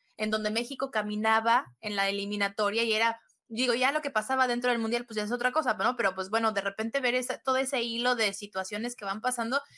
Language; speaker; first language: Spanish; native; Spanish